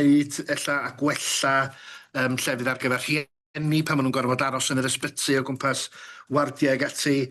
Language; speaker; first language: Welsh; native; Welsh